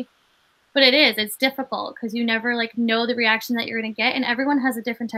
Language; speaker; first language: English; native; English